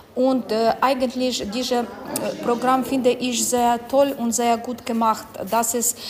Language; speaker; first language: German; non-native, learner; Ukrainian